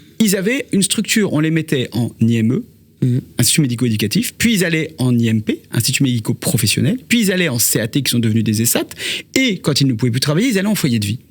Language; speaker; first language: French; native; French